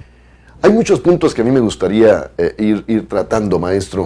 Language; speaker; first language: Spanish; native; Spanish